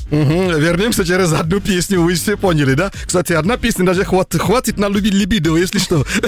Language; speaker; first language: Russian; non-native, fluent; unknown